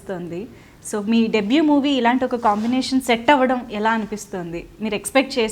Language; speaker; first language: Telugu; native; Telugu